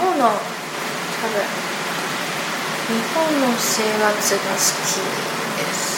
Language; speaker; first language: Japanese; non-native, learner; Chinese